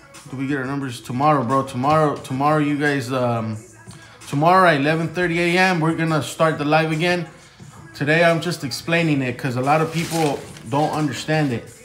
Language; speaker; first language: English; early bilingual, other home language; Spanish